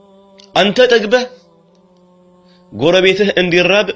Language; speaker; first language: Amharic; native; Amharic